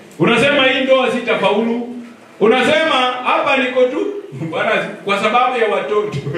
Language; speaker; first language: Swahili; non-native, local second language; Luyia